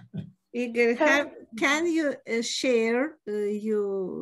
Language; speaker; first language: English; non-native, learner; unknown